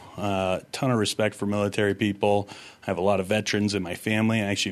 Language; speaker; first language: English; native; English